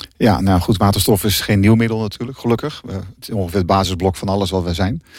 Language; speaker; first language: Dutch; native; Dutch